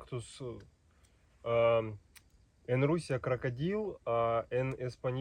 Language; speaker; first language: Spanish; non-native, learner; Russian